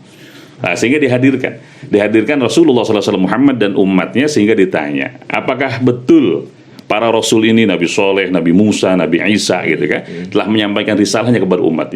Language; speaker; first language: Indonesian; native; Indonesian